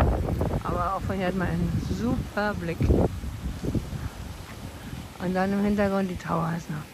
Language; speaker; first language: German; native; German